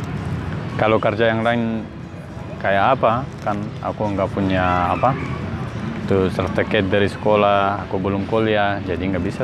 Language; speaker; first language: Indonesian; non-native, learner; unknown